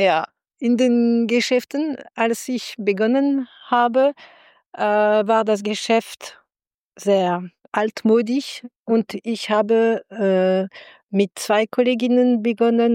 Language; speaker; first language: German; non-native, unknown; French